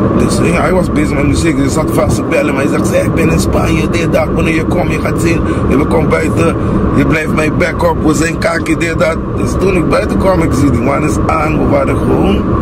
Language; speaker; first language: Dutch; non-native, local second language; Papiamento